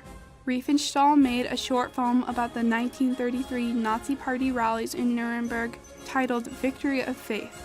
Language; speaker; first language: English; native; English